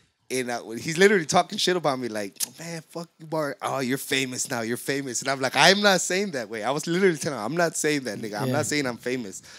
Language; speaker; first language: English; early bilingual, other home language; Spanish